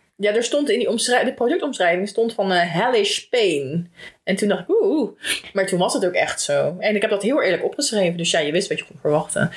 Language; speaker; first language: Dutch; native; Dutch